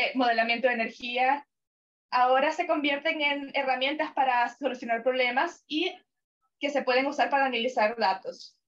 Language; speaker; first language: Spanish; non-native, fluent; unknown